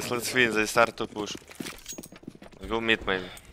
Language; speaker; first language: English; non-native, fluent; Russian